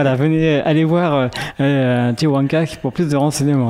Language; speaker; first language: French; native; French